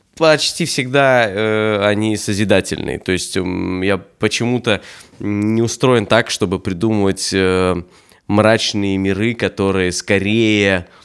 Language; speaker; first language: Russian; native; Russian